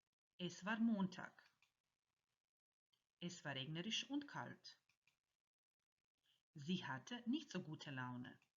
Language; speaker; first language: German; non-native, fluent; Croatian